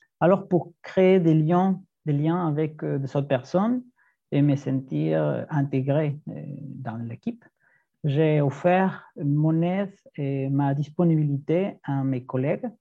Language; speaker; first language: French; non-native, fluent; Spanish